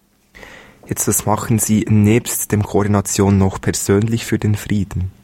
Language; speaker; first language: German; native; German